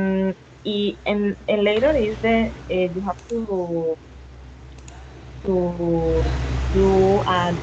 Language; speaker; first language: English; non-native, learner; Spanish